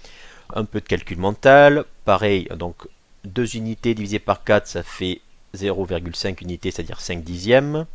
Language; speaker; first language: French; native; French